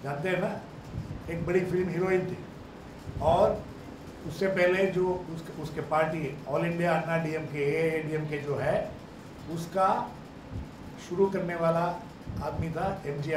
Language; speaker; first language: Hindi; non-native, local second language; Kannada